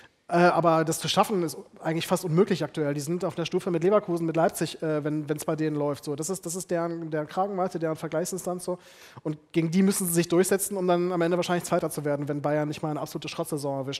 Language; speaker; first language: German; native; German